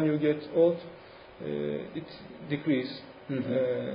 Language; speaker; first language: English; non-native, learner; Turkish